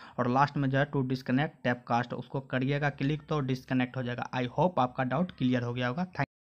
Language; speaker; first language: Hindi; native; Hindi